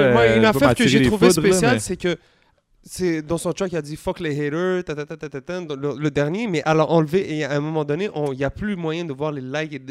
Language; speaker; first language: French; native; French